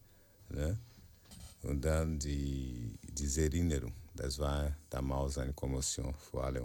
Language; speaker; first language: German; non-native, learner; Portuguese